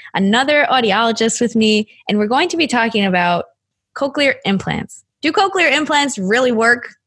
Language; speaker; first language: English; native; English